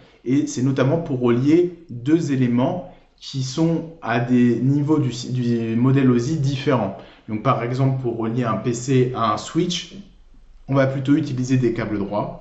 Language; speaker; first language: French; native; French